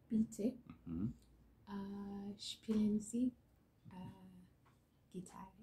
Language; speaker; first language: German; non-native, learner; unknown